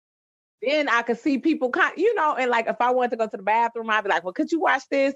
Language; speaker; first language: English; native; English